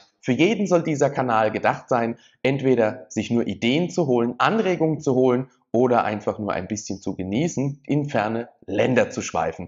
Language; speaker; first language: German; native; German